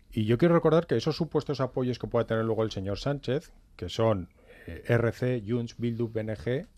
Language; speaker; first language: Spanish; native; Spanish